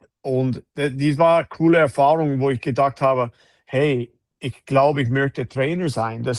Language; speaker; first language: German; non-native, fluent; English